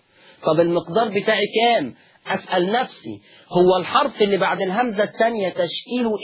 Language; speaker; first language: Arabic; native; Arabic